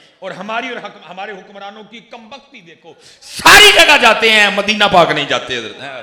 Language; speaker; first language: Urdu; non-native, local second language; Punjabi